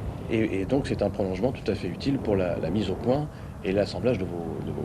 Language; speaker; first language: French; native; French